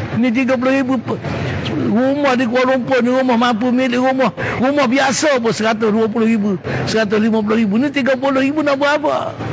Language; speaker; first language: Malay; native; Malay